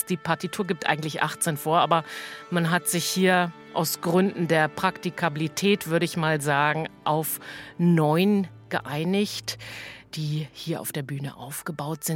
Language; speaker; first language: German; native; German